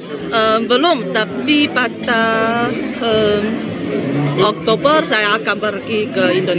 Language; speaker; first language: Indonesian; non-native, fluent; Chinese